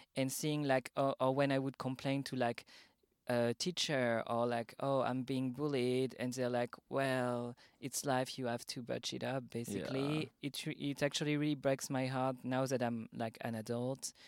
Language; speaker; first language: English; non-native, fluent; French